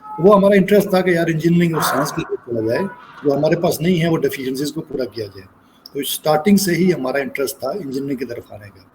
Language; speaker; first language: Urdu; non-native, local second language; Punjabi